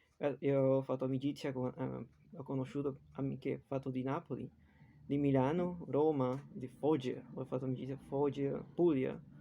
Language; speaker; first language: Italian; non-native, learner; Spanish